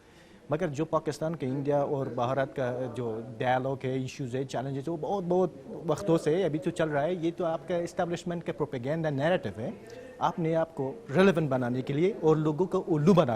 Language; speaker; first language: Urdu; non-native, fluent; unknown